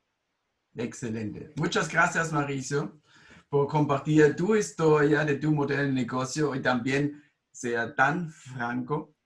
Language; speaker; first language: Spanish; non-native, fluent; German